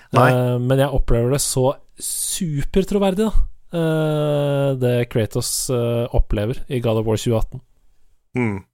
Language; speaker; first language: Norwegian; native; Norwegian